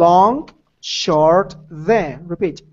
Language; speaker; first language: English; non-native, fluent; Spanish